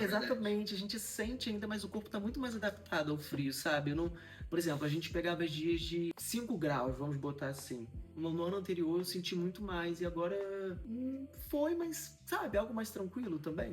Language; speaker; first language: Portuguese; native; Portuguese